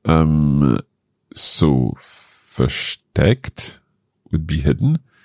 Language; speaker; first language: German; non-native, learner; English